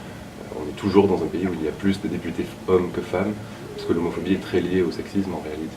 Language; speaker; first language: French; native; French